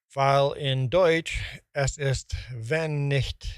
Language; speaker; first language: German; non-native, learner; English